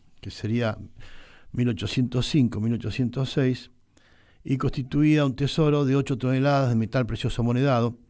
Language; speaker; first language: Spanish; native; Spanish